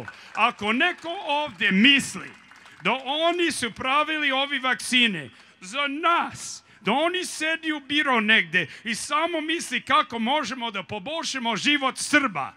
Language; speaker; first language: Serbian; early bilingual, heritage; Serbian